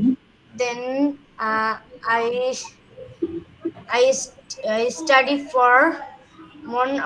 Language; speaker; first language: English; non-native, learner; Bangla